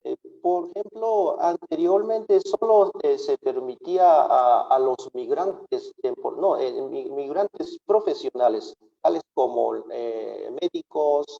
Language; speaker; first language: Spanish; non-native, fluent; Japanese